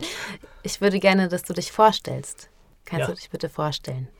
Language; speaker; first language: German; native; German